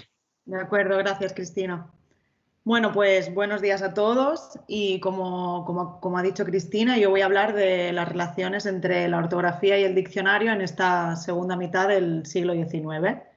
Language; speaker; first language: Spanish; native; Spanish